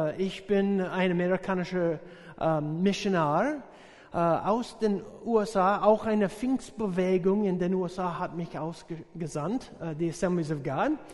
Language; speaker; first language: German; non-native, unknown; English